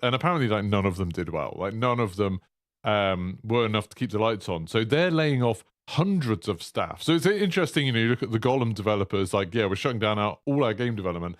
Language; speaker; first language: English; native; English